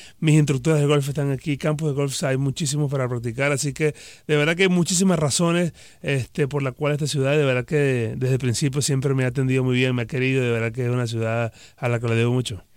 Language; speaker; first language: Spanish; native; Spanish